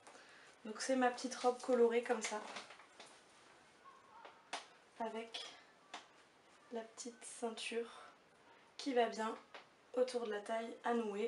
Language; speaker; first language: French; native; French